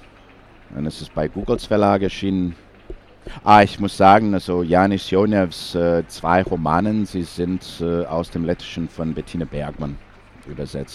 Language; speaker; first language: German; non-native, fluent; English